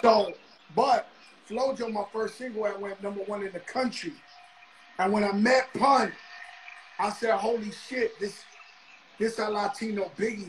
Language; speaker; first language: English; early bilingual, other home language; Spanish